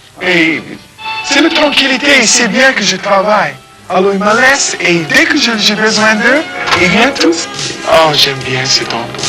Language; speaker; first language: French; non-native, fluent; English